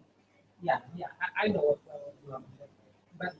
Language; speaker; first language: English; non-native, learner; Indonesian